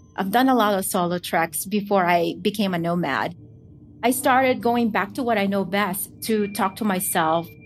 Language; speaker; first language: English; non-native, local second language; Filipino